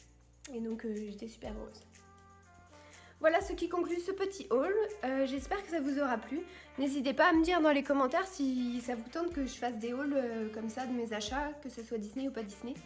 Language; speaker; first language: French; native; French